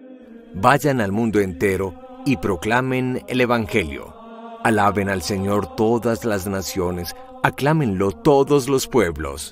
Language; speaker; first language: Spanish; native; Spanish